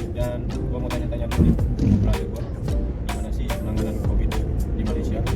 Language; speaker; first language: Indonesian; native; Indonesian